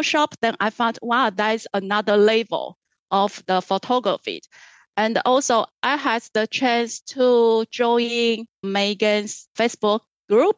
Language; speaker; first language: English; non-native, fluent; Chinese